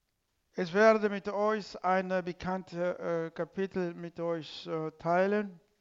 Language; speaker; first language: German; non-native, learner; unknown